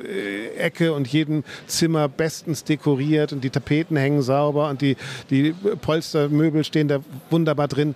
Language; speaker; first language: German; native; German